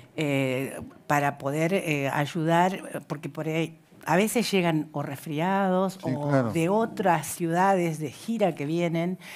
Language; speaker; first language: Spanish; native; Spanish